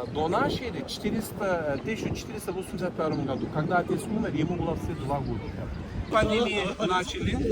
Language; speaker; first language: Russian; non-native, learner; Turkish